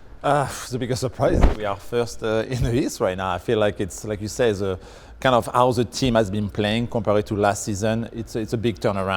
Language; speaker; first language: English; non-native, fluent; French